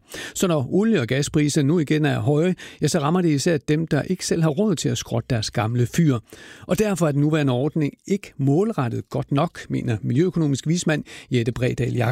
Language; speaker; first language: Danish; native; Danish